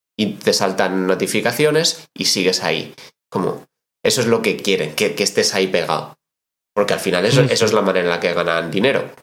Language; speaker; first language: Spanish; native; Spanish